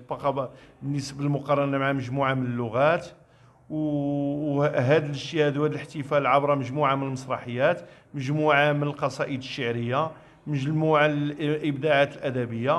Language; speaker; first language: Arabic; native; Arabic